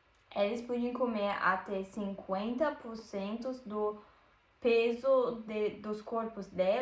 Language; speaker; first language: Portuguese; non-native, learner; German